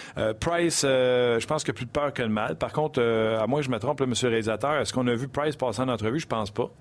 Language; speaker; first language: French; native; French